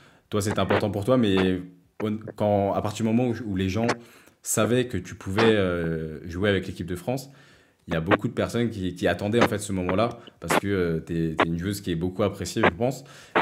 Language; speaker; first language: French; native; French